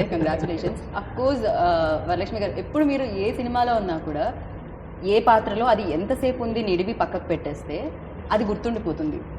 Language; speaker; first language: Telugu; native; Telugu